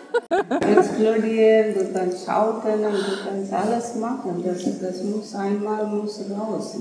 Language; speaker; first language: German; non-native, learner; Telugu